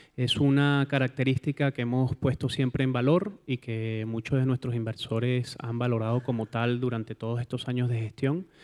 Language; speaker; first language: Spanish; native; Spanish